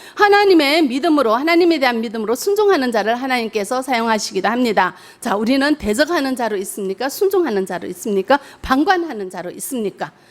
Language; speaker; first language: Korean; native; Korean